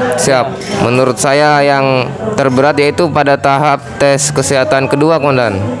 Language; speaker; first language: Indonesian; non-native, local second language; Javanese